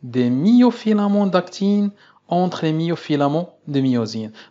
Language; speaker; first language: French; non-native, local second language; Arabic